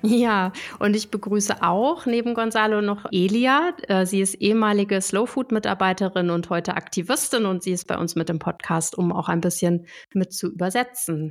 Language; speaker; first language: German; native; German